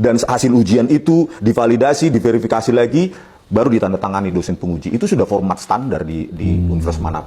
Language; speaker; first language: Indonesian; native; Indonesian